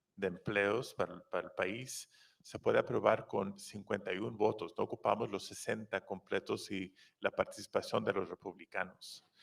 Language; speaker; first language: Spanish; early bilingual, heritage; Spanish